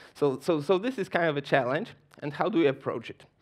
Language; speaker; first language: English; non-native, fluent; Polish